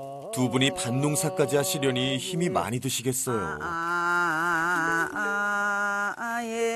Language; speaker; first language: Korean; native; Korean